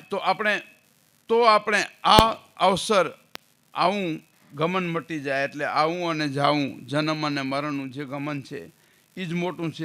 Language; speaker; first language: Gujarati; non-native, local second language; Kachhi